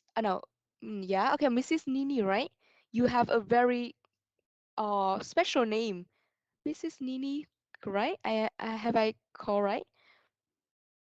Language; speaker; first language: English; non-native, fluent; Vietnamese